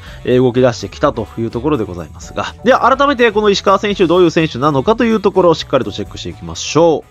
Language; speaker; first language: Japanese; native; Japanese